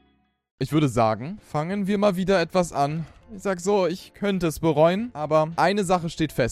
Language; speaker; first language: German; native; German